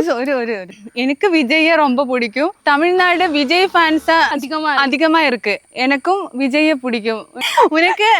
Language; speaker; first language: Tamil; non-native, learner; Malayalam